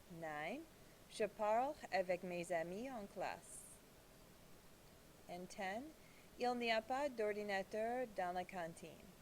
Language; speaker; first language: French; non-native, fluent; English